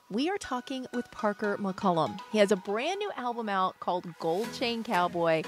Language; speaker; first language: English; native; English